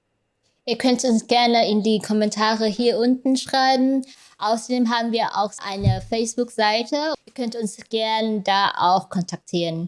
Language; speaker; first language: German; non-native, fluent; Vietnamese